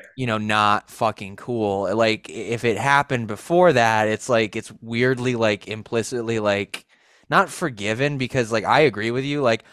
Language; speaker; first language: English; early bilingual, other home language; Italian